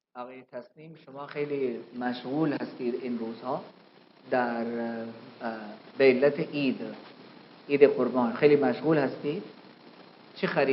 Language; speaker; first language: Persian; non-native, fluent; Urdu